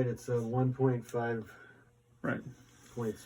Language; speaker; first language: English; native; English